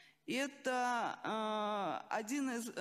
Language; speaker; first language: Russian; native; Russian